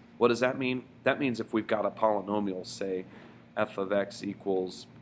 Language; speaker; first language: English; native; English